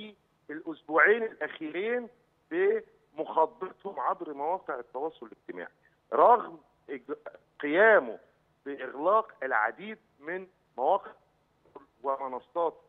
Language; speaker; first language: Arabic; native; Arabic